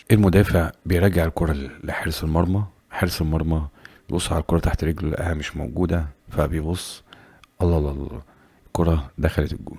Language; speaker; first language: Arabic; native; Arabic